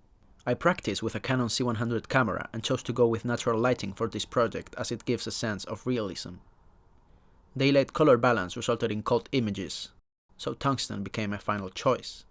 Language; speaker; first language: English; non-native, fluent; Spanish